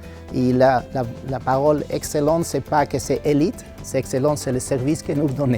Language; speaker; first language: French; non-native, learner; Spanish